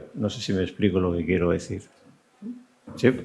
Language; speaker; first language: Spanish; native; Spanish